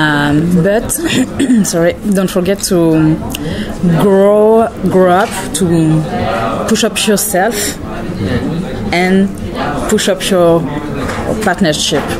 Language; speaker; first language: English; non-native, learner; French